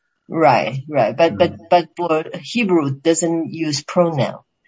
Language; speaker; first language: English; non-native, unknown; Chinese